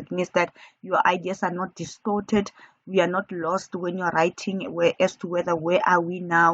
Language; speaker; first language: English; non-native, local second language; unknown